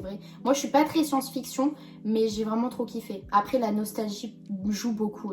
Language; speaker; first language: French; native; French